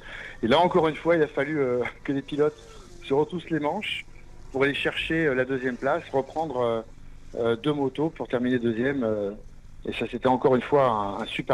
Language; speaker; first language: French; native; French